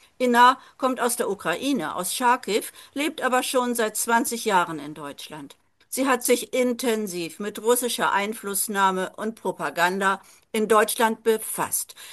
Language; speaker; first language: German; native; German